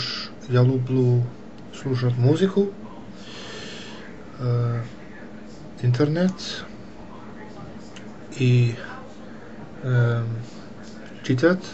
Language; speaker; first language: Russian; non-native, learner; English